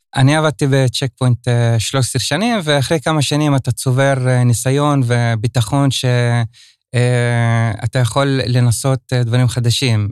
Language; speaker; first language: Hebrew; non-native, local second language; Arabic